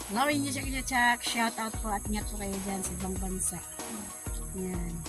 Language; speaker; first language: Filipino; non-native, local second language; Cebuano